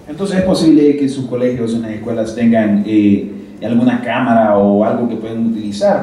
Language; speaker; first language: Spanish; native; Spanish